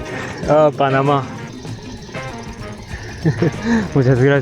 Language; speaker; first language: Spanish; non-native, learner; Korean